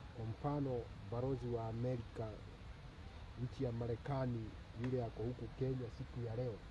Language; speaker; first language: Swahili; non-native, local second language; Kikuyu